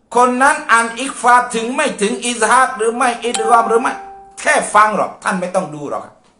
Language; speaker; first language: Thai; non-native, local second language; Malay